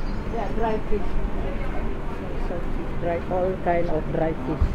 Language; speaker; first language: English; non-native, learner; Indonesian